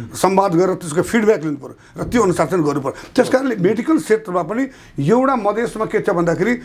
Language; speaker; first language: Nepali; non-native, local second language; Bhojpuri